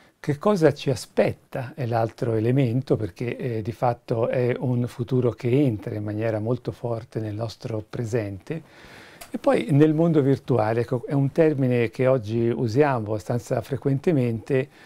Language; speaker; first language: Italian; native; Italian